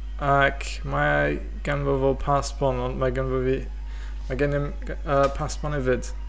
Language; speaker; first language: Welsh; non-native, fluent; English